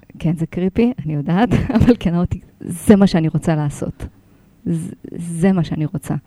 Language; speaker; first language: Hebrew; early bilingual, other home language; Russian